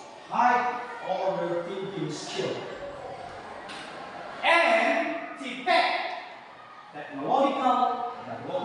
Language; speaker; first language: English; non-native, learner; Indonesian